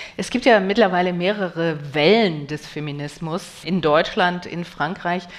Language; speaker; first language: German; native; German